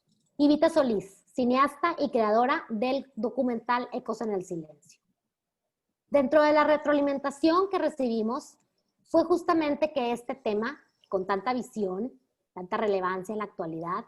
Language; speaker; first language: Spanish; native; Spanish